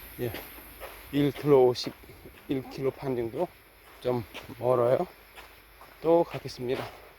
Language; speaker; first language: Korean; non-native, fluent; Khmer